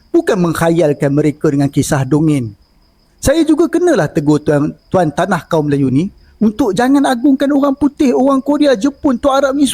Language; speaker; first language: Malay; native; Malay